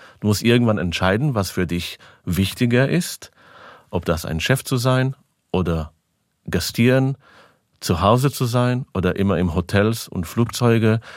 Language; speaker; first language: German; non-native, fluent; Hebrew